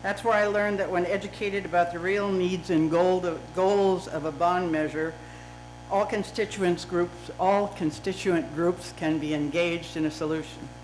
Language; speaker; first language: English; native; English